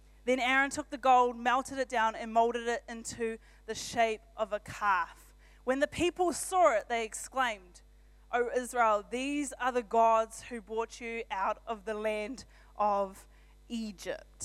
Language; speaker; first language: English; native; English